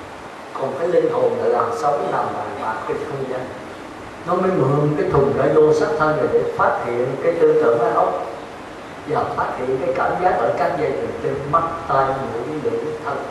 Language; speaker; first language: Vietnamese; native; Vietnamese